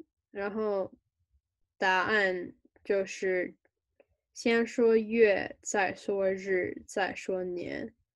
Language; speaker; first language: Chinese; native; Chinese